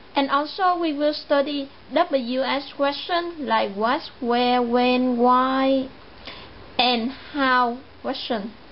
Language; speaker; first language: English; non-native, fluent; Vietnamese